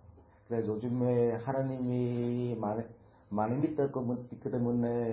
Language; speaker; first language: Korean; non-native, learner; Vietnamese